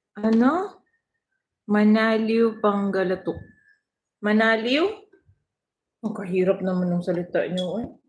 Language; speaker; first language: Filipino; non-native, local second language; Hiligaynon